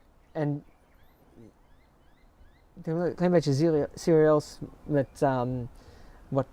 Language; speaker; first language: Dutch; early bilingual, heritage; English